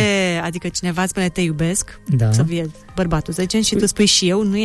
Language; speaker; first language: Romanian; native; Romanian